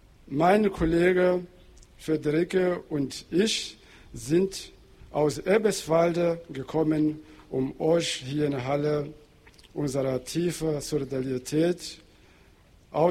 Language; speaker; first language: German; non-native, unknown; Portuguese